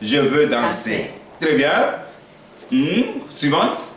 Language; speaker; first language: French; non-native, fluent; Korean